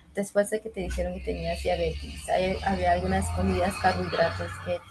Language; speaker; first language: Spanish; early bilingual, heritage; Spanish